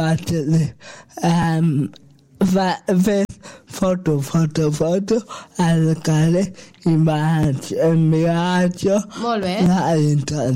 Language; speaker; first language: Catalan; non-native, local second language; Spanish